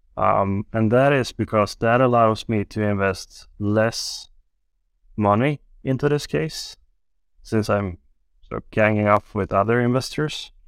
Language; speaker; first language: English; non-native, fluent; Swedish